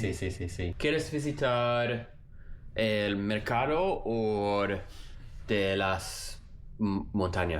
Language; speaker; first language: Spanish; non-native, learner; English